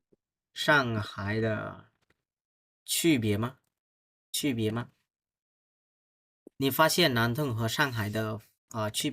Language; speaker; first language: Chinese; non-native, fluent; Bangla